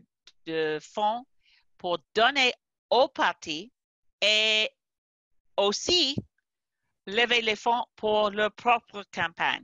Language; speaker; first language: French; non-native, fluent; English